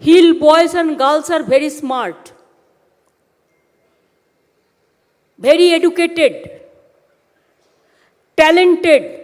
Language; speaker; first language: Hindi; non-native, local second language; Bangla